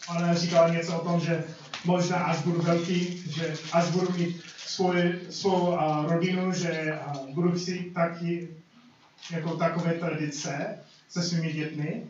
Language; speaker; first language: Czech; non-native, fluent; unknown